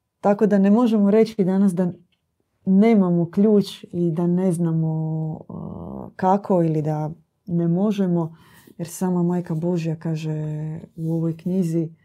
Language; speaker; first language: Croatian; native; Croatian